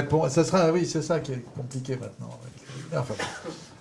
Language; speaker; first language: French; native; French